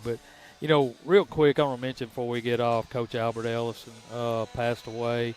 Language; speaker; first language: English; native; English